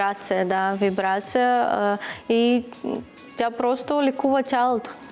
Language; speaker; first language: Bulgarian; non-native, learner; Russian